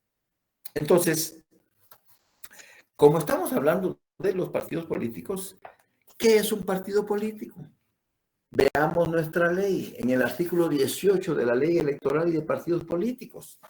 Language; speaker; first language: Spanish; native; Spanish